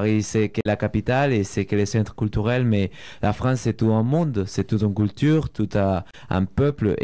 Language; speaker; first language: French; non-native, fluent; Spanish